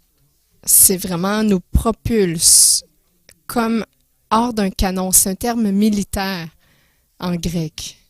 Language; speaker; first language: French; non-native, fluent; English